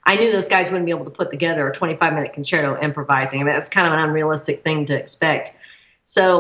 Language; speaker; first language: English; native; English